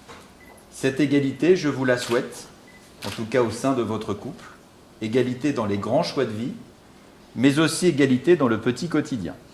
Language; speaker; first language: French; native; French